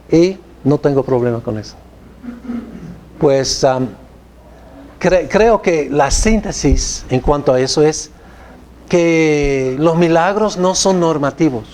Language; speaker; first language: Spanish; non-native, fluent; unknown